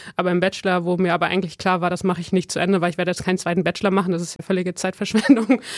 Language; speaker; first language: German; native; German